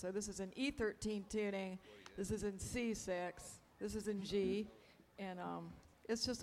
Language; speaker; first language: English; native; English